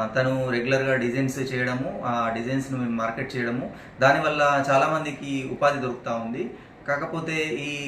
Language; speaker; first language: Telugu; native; Telugu